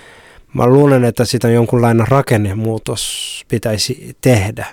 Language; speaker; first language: Finnish; non-native, fluent; Somali